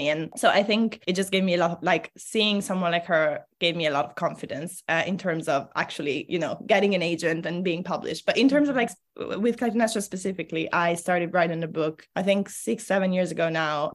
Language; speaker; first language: English; non-native, fluent; Italian